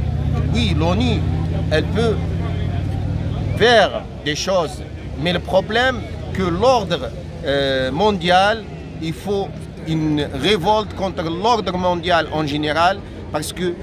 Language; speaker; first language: French; non-native, local second language; Arabic